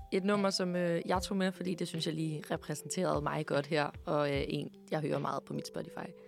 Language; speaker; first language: Danish; native; Danish